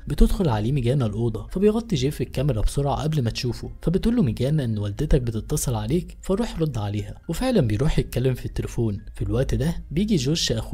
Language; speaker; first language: Arabic; native; Arabic